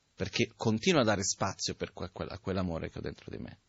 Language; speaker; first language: Italian; non-native, fluent; Portuguese